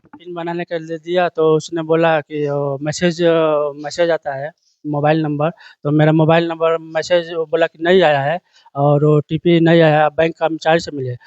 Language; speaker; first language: Hindi; native; Hindi